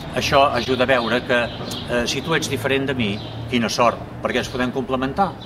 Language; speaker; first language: Catalan; native; Catalan